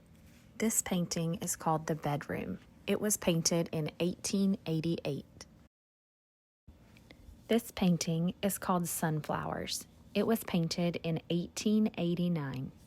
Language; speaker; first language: English; native; English